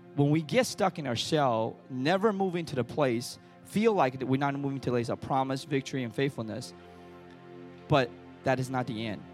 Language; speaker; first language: English; early bilingual, other home language; Chinese